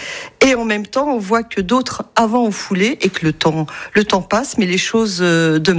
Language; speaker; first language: French; native; French